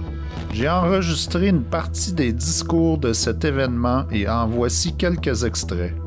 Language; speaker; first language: French; native; French